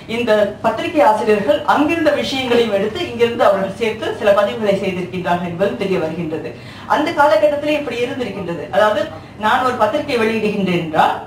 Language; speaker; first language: Tamil; early bilingual, heritage; Tamil